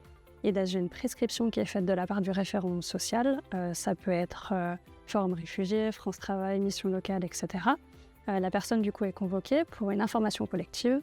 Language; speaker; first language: French; native; French